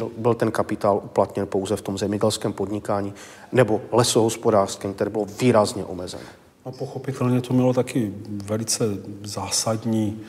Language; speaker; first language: Czech; native; Czech